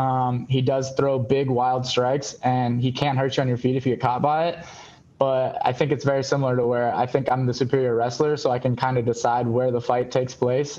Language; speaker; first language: English; native; English